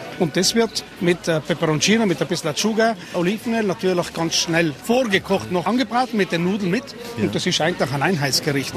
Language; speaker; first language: German; native; German